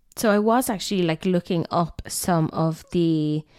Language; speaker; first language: English; native; English